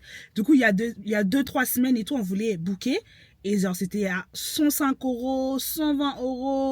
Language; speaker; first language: French; native; French